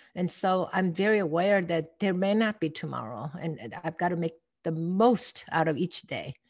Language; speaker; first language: English; non-native, fluent; Korean